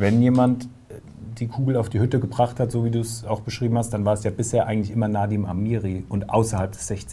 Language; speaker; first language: German; native; German